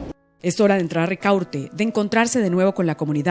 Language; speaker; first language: Spanish; native; Spanish